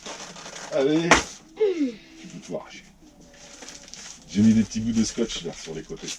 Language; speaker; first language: French; native; French